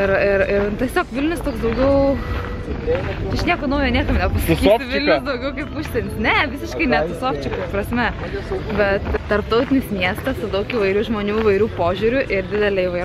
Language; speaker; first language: Lithuanian; native; Lithuanian